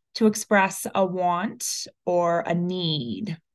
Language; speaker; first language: English; early bilingual, other home language; Spanish